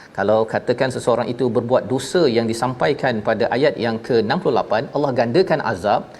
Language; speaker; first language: Malay; native; Malay